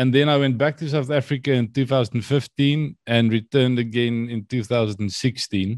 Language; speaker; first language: English; non-native, local second language; Afrikaans